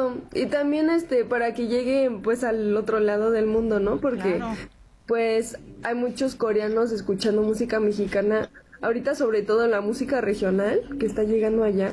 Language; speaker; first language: Spanish; non-native, local second language; Korean